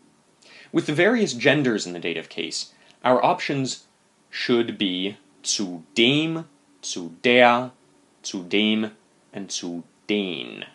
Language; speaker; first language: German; non-native, fluent; English